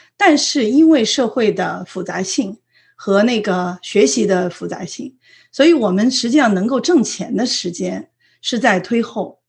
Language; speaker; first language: Chinese; native; Chinese